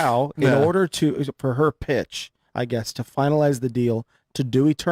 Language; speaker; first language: English; native; English